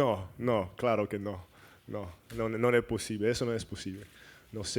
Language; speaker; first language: Spanish; non-native, learner; English